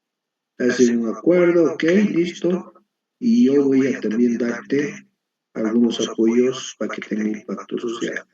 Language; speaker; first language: Spanish; native; Spanish